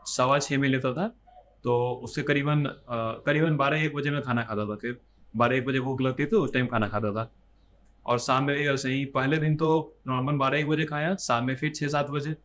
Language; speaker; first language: Hindi; native; Hindi